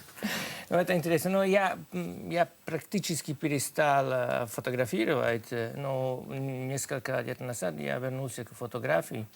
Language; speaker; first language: Russian; non-native, fluent; Italian